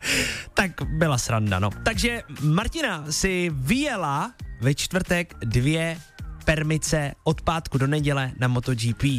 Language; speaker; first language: Czech; native; Czech